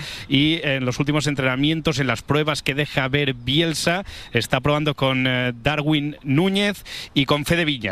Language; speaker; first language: Spanish; native; Spanish